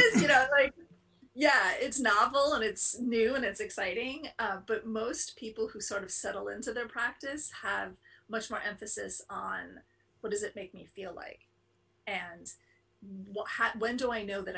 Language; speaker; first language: English; native; English